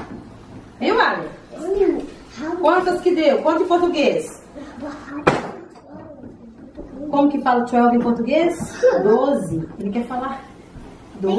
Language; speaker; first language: Portuguese; native; Portuguese